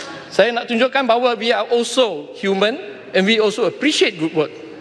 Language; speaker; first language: English; non-native, local second language; Malay